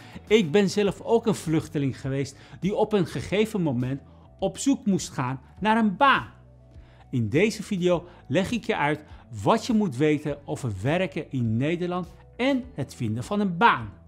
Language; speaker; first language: Dutch; non-native, fluent; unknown